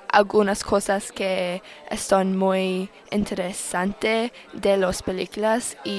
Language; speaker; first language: Spanish; non-native, learner; English